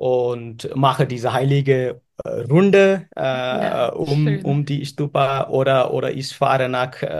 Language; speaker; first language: German; non-native, fluent; Nepali